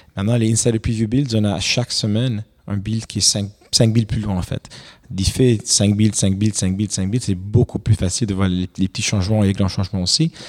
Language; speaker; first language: French; non-native, fluent; Romanian